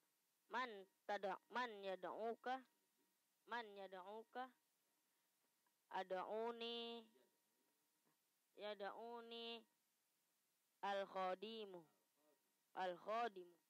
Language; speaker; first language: Arabic; non-native, learner; Indonesian